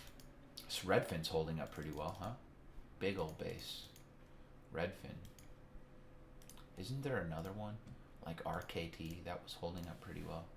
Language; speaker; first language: English; native; English